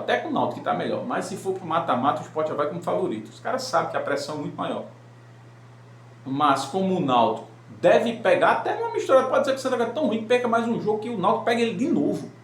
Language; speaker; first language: Portuguese; native; Portuguese